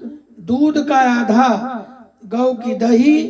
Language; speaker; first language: Hindi; native; Hindi